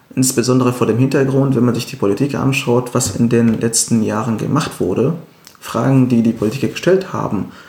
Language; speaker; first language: German; non-native, fluent; Arabic